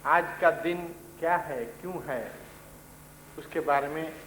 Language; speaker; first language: Hindi; non-native, local second language; Bangla